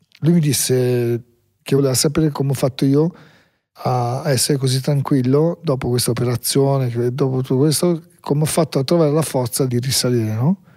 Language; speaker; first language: Italian; native; Italian